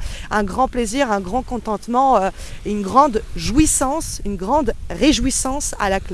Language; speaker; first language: French; native; French